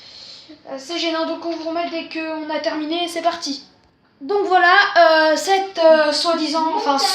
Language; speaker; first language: French; native; French